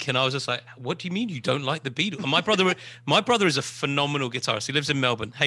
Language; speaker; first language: English; native; English